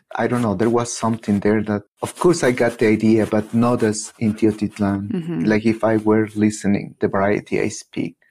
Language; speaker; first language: English; non-native, fluent; Spanish